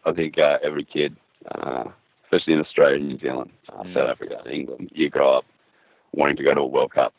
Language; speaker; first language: English; native; English